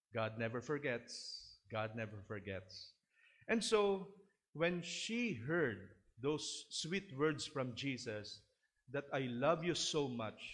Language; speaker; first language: English; non-native, local second language; Filipino